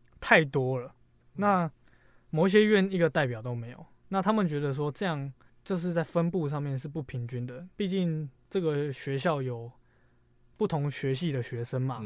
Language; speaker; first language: Chinese; native; Chinese